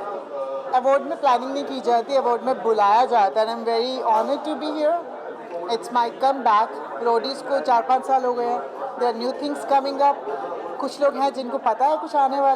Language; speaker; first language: Hindi; native; Hindi